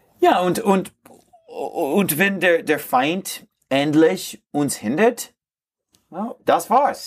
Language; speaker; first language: German; non-native, learner; English